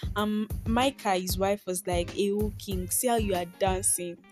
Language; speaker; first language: English; non-native, local second language; Yoruba